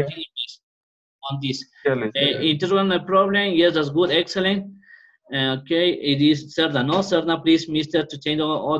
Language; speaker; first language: English; non-native, learner; Spanish